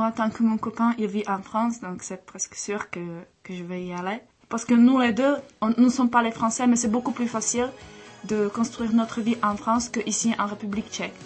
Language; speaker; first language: French; non-native, fluent; Czech